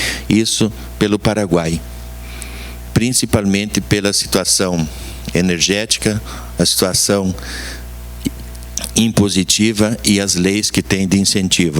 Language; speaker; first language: Portuguese; early bilingual, heritage; Portuguese